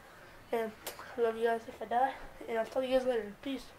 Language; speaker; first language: English; native; English